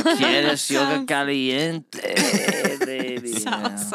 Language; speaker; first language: Spanish; non-native, learner; English